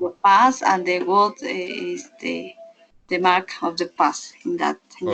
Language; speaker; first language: English; non-native, learner; Spanish